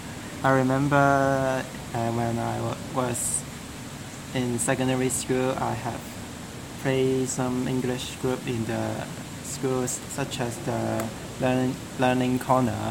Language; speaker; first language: English; non-native, learner; Cantonese